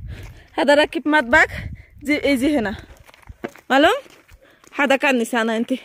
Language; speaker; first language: Arabic; non-native, learner; Bangla